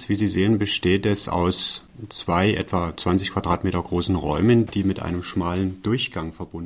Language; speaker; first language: German; native; German